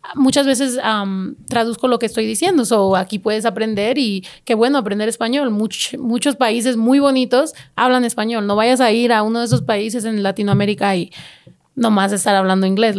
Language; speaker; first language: Spanish; early bilingual, heritage; Spanish